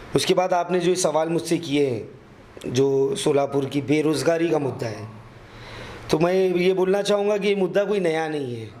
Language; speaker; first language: Hindi; non-native, local second language; Urdu